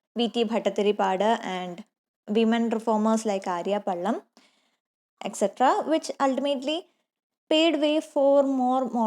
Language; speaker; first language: English; non-native, local second language; Malayalam